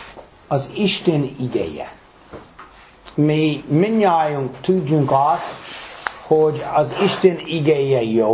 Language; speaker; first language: Hungarian; non-native, fluent; English